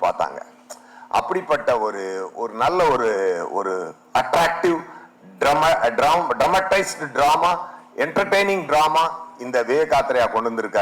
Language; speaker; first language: Tamil; native; Tamil